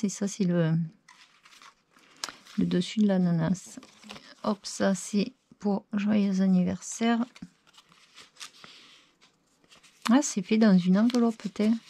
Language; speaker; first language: French; native; French